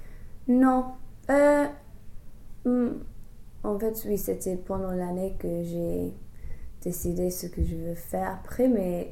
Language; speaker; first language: French; non-native, fluent; English